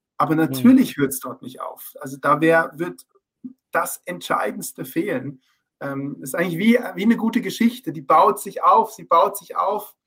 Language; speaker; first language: German; early bilingual, heritage; German